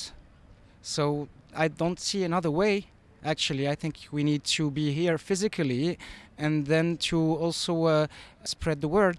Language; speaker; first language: English; non-native, fluent; French